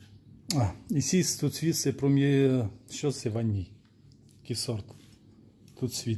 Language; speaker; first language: French; non-native, learner; Russian